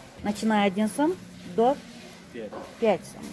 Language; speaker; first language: Russian; non-native, local second language; Uzbek